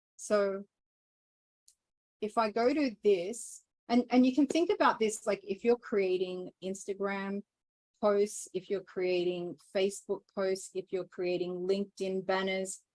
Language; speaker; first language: English; native; English